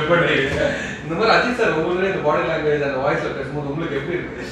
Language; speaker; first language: Tamil; native; Tamil